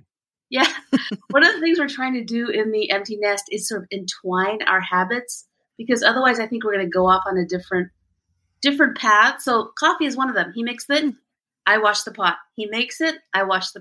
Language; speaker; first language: English; early bilingual, other home language; Bangla